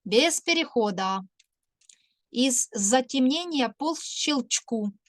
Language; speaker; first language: Russian; non-native, local second language; Ukrainian